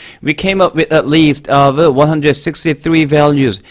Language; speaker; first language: English; non-native, fluent; Korean